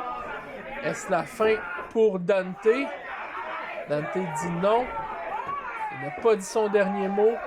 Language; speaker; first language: French; native; French